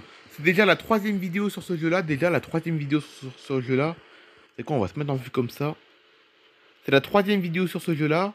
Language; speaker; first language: French; native; French